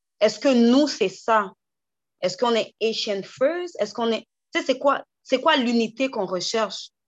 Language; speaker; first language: French; early bilingual, heritage; French